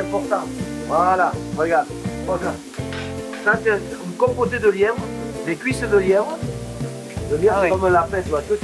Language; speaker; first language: French; native; French